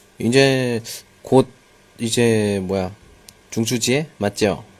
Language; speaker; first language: Korean; native; Korean